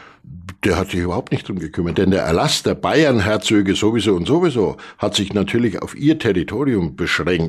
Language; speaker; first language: German; native; German